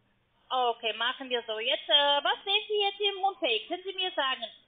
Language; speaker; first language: German; non-native, learner; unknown